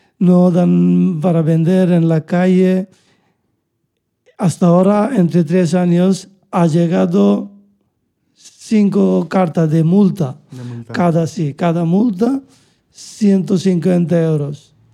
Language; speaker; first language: Spanish; non-native, learner; Bangla